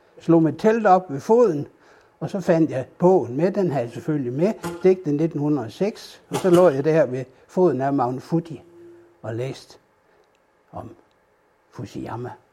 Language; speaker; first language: Danish; native; Danish